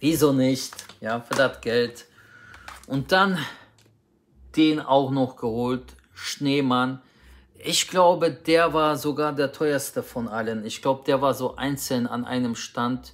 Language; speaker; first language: German; native; German